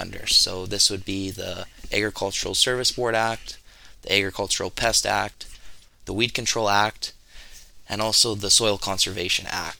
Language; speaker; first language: English; native; English